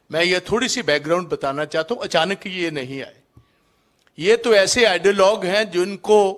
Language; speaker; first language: Hindi; non-native, local second language; Punjabi